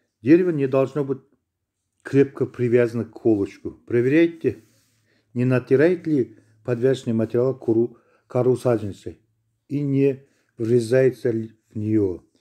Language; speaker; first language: Russian; non-native, local second language; Kazakh